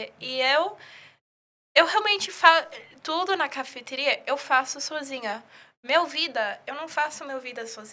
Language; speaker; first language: Portuguese; early bilingual, heritage; English